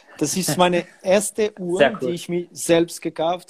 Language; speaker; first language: German; non-native, local second language; French